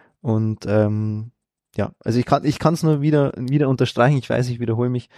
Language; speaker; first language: German; native; German